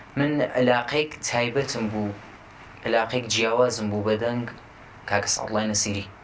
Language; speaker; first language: Central Kurdish; native; Central Kurdish